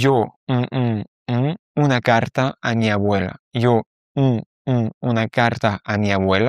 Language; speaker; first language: Spanish; non-native, fluent; French